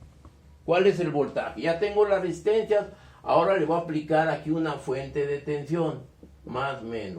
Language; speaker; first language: Spanish; native; Spanish